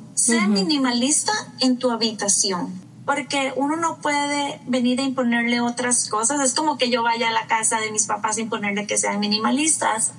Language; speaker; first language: Spanish; native; Spanish